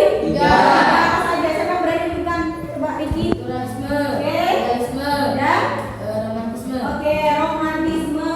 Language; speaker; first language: Indonesian; native; Indonesian